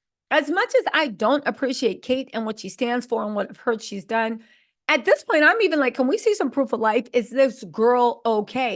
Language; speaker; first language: English; native; English